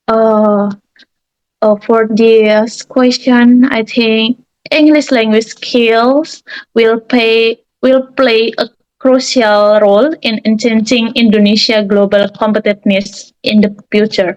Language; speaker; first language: English; non-native, learner; Indonesian